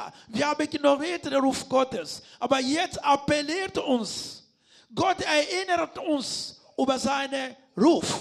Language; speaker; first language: German; non-native, learner; Lingala